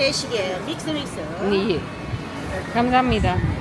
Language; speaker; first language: Korean; non-native, learner; English